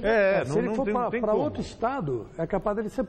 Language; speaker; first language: Portuguese; native; Portuguese